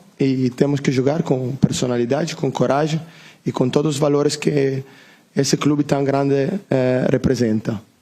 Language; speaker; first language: Portuguese; non-native, learner; Italian